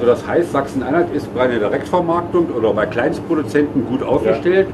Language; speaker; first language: German; native; German